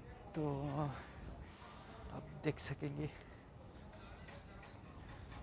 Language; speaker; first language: Hindi; non-native, local second language; Kok Borok